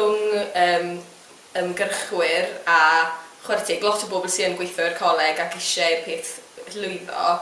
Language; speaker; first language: Welsh; native; Welsh